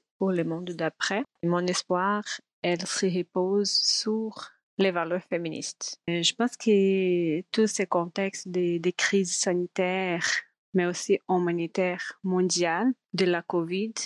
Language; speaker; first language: French; non-native, fluent; Portuguese